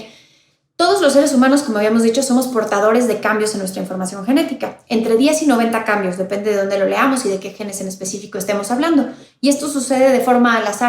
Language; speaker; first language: Spanish; native; Spanish